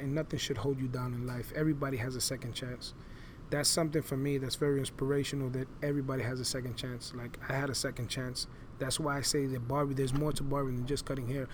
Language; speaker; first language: English; early bilingual, other home language; Spanish